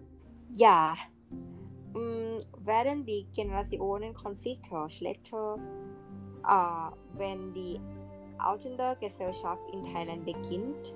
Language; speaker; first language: German; non-native, learner; Thai